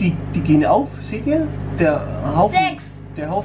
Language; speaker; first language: German; native; German